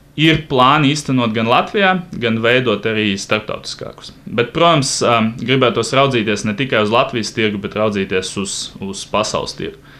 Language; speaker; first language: Latvian; non-native, local second language; Russian